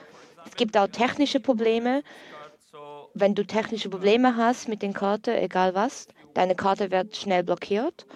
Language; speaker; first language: German; non-native, learner; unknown